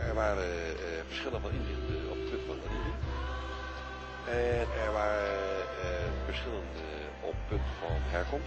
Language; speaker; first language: Dutch; native; Dutch